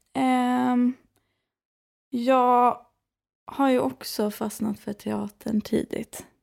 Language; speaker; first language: Swedish; native; Swedish